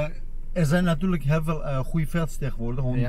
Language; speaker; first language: Dutch; non-native, fluent; Armenian